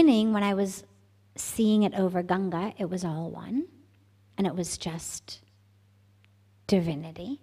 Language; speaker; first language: English; native; English